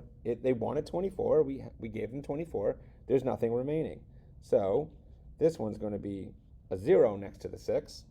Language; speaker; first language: English; native; English